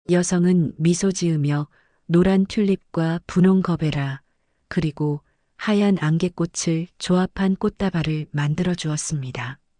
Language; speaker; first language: Korean; native; Korean